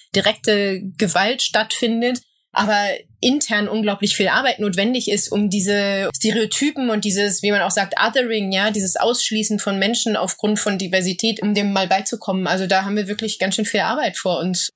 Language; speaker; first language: German; native; German